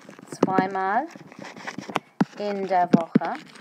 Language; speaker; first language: German; non-native, fluent; English